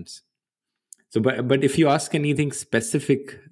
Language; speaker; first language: English; non-native, local second language; Hindi